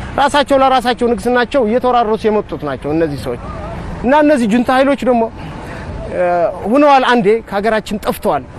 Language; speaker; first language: Amharic; non-native, local second language; Tigrinya